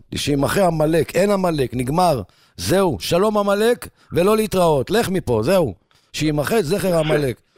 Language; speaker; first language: Hebrew; native; Hebrew